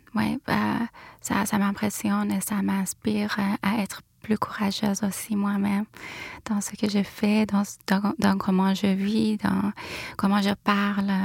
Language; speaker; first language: French; non-native, fluent; Persian